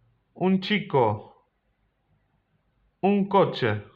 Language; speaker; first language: Spanish; non-native, fluent; Polish